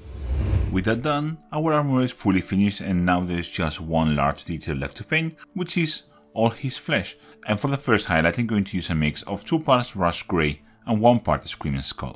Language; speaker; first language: English; non-native, fluent; Spanish